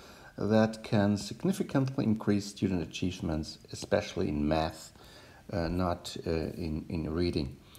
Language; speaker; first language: English; non-native, fluent; German